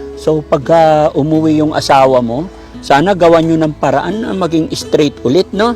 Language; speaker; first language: Filipino; native; Filipino